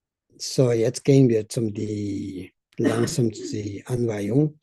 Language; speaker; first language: German; non-native, learner; Tibetan